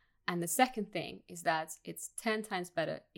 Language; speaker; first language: English; non-native, fluent; Russian